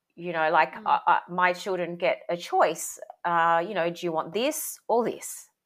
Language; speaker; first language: English; native; English